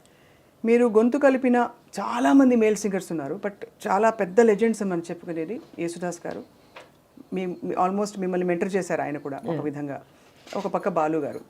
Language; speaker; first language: Telugu; native; Telugu